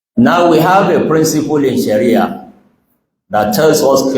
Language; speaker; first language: English; non-native, local second language; Yoruba